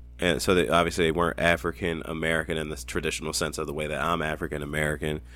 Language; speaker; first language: English; native; English